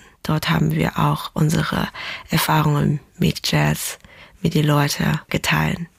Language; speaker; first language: German; non-native, fluent; Chinese